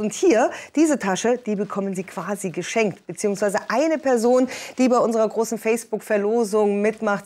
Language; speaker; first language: German; native; German